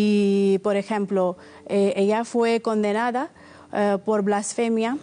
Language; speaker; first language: Spanish; non-native, fluent; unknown